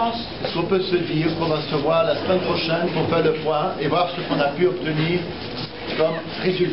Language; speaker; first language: French; native; French